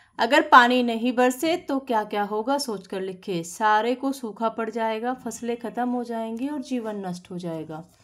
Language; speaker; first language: Hindi; native; Hindi